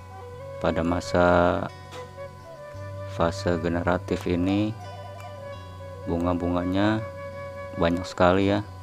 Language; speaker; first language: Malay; non-native, local second language; Sundanese